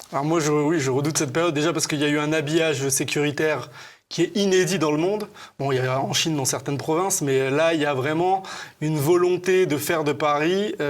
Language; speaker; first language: French; native; French